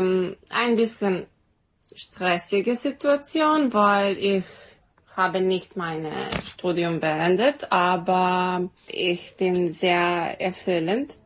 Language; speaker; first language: German; non-native, fluent; Serbian